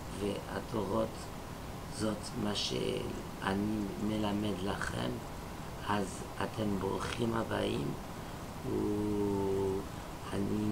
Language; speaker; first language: Hebrew; non-native, fluent; French